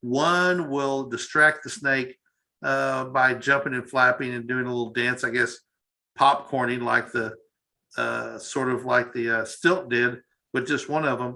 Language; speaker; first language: English; native; English